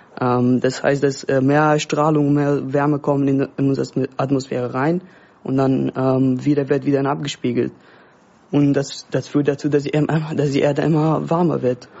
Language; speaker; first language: German; non-native, fluent; Persian